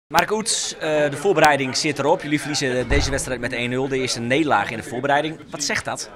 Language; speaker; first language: Dutch; native; Dutch